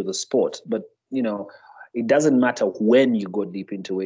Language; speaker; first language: English; non-native, local second language; Ganda